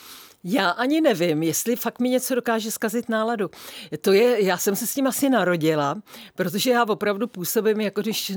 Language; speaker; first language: Czech; native; Czech